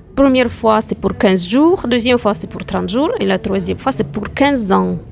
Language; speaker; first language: French; non-native, fluent; Russian